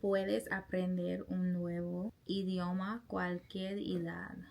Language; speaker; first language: Spanish; non-native, learner; English